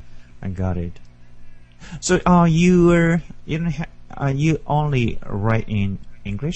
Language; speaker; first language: English; non-native, learner; Japanese